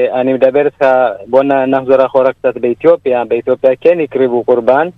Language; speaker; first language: Hebrew; early bilingual, other home language; Amharic